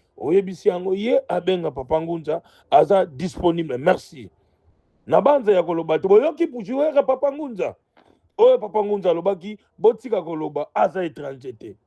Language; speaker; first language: Lingala; non-native, local second language; Kongo